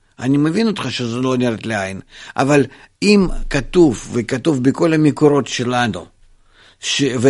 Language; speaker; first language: Hebrew; non-native, fluent; Russian